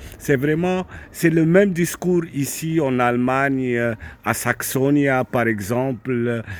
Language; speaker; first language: French; non-native, local second language; Arabic